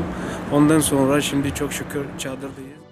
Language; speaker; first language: Turkish; non-native, fluent; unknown